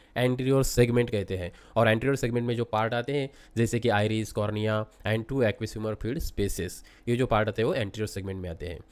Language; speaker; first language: Hindi; non-native, local second language; Marathi